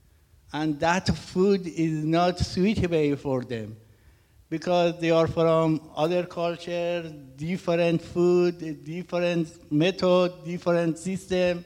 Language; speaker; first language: English; non-native, learner; Persian